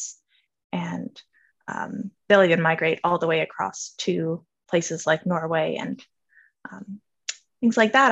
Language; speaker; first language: English; native; English